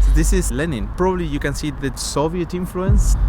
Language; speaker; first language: English; non-native, fluent; Spanish